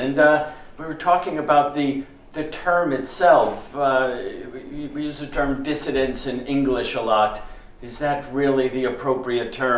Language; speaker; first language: English; native; English